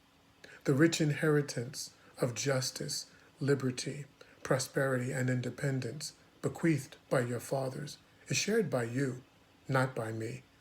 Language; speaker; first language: English; native; English